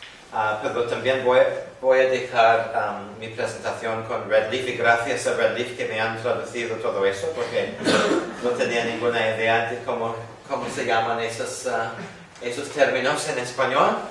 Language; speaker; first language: Spanish; non-native, fluent; English